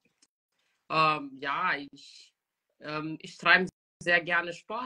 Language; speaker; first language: German; non-native, fluent; Portuguese